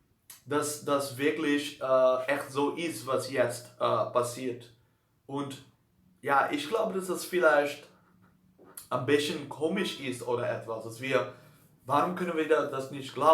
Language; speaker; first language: German; non-native, learner; Dutch